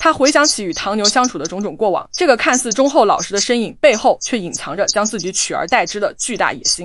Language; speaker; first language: Chinese; native; Chinese